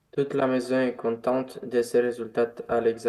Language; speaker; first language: French; non-native, learner; Romanian